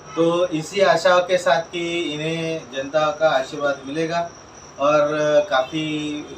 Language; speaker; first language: Hindi; non-native, local second language; Marathi